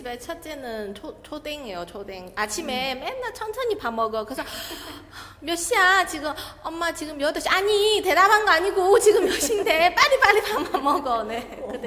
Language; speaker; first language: Korean; non-native, learner; Chinese